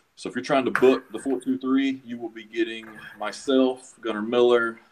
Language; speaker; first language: English; native; English